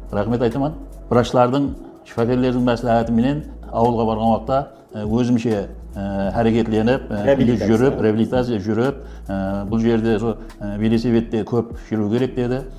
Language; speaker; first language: Uzbek; non-native, local second language; Kara-Kalpak